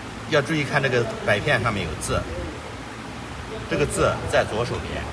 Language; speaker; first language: Chinese; native; Chinese